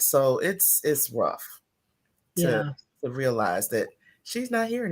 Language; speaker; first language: English; native; English